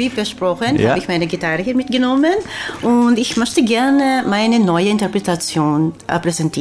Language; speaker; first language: German; non-native, learner; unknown